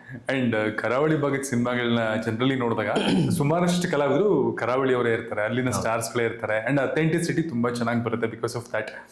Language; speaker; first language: Kannada; native; Kannada